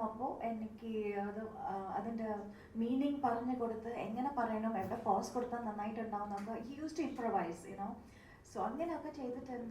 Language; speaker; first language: Malayalam; non-native, local second language; Tamil